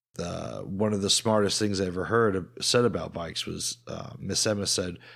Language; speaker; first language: English; native; English